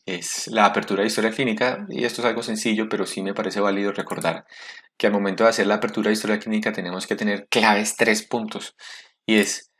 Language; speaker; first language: Spanish; native; Spanish